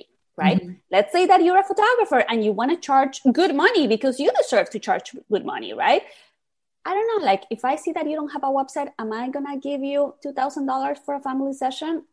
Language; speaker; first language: English; non-native, fluent; Spanish